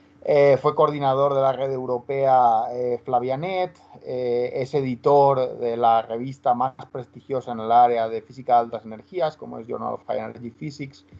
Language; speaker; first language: Spanish; native; Spanish